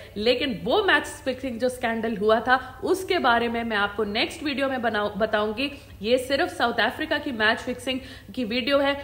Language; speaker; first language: Hindi; native; Hindi